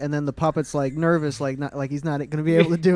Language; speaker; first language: English; native; English